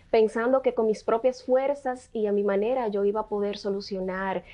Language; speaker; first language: Spanish; native; Spanish